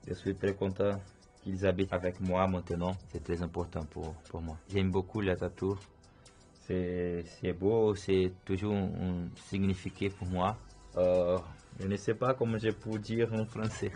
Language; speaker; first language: French; non-native, learner; Portuguese